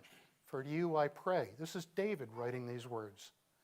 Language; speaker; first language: English; native; English